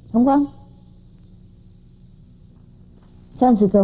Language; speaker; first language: Chinese; non-native, fluent; Vietnamese